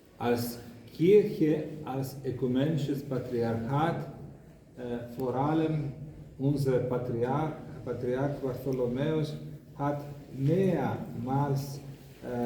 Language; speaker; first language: German; non-native, fluent; Greek